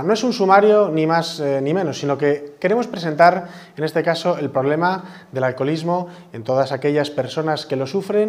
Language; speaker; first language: Spanish; native; Spanish